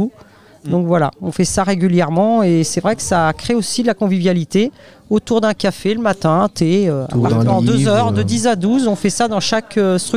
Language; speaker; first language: French; native; French